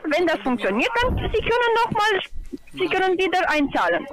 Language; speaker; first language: German; non-native, learner; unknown